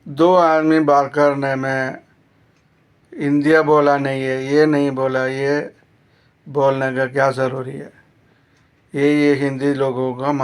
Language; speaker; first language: Hindi; non-native, local second language; Malayalam